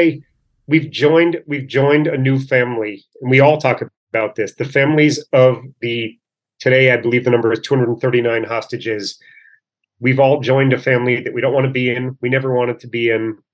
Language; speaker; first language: English; native; English